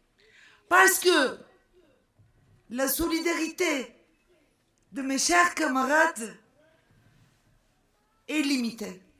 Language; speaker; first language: French; non-native, fluent; Turkish